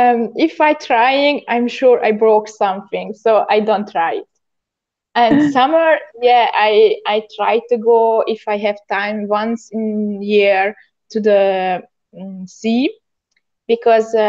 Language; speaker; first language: English; non-native, learner; Hungarian